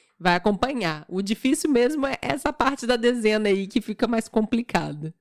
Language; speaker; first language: Portuguese; native; Portuguese